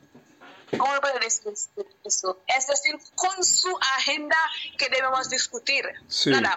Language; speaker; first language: Spanish; non-native, learner; Haitian Creole